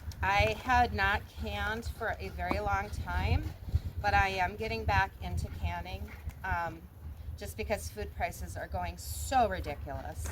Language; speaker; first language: English; native; English